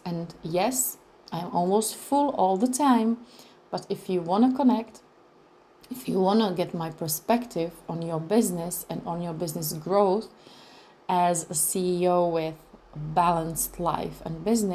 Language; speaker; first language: English; non-native, fluent; Czech